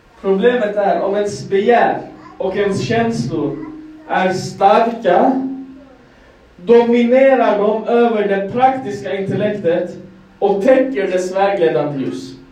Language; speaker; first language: Swedish; non-native, fluent; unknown